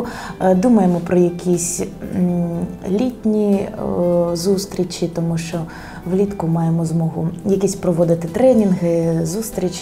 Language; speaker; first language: Ukrainian; native; Ukrainian